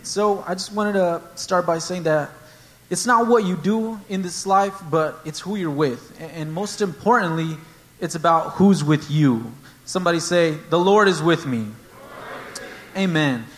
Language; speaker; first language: English; early bilingual, other home language; Spanish